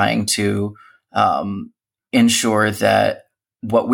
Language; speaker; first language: English; native; English